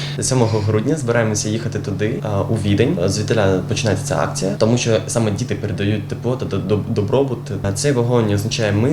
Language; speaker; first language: Ukrainian; non-native, local second language; Russian